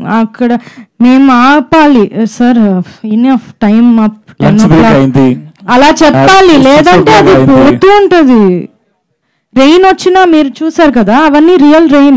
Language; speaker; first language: Telugu; non-native, fluent; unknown